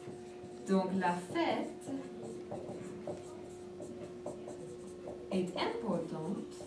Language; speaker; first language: French; non-native, fluent; English